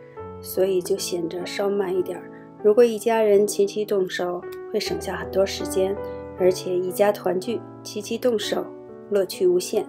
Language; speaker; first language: Chinese; native; Chinese